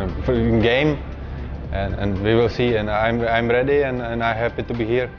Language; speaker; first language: English; non-native, learner; Czech